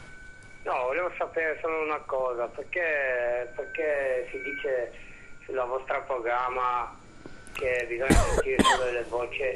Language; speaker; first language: Italian; non-native, fluent; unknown